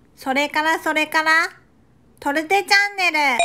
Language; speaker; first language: Japanese; native; Japanese